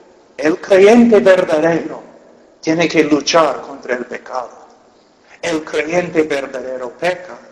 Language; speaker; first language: Spanish; non-native, fluent; English